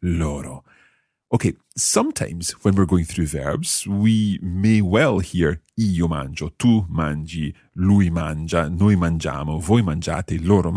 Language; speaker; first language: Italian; non-native, fluent; English